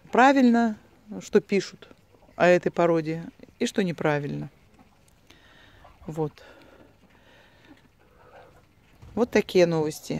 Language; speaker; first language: Russian; native; Russian